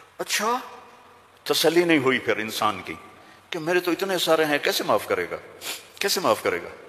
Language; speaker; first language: Urdu; non-native, local second language; Punjabi